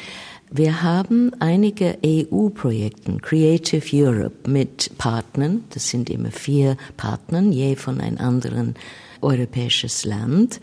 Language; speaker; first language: German; non-native, fluent; English